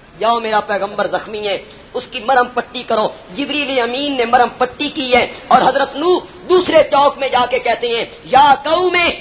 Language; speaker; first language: Urdu; non-native, local second language; Punjabi